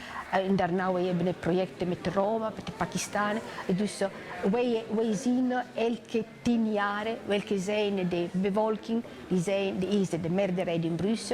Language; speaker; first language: Dutch; non-native, learner; French